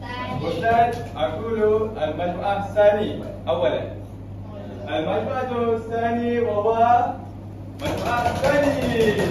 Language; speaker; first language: Arabic; non-native, learner; Malay